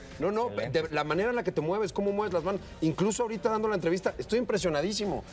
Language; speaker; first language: Spanish; native; Spanish